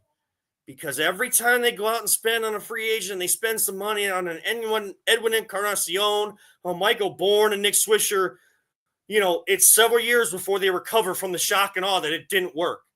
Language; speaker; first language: English; native; English